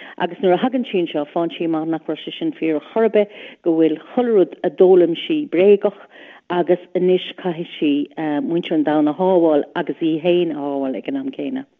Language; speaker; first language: Irish; non-native, local second language; English